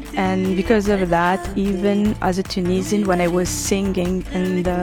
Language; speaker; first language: English; non-native, fluent; Arabic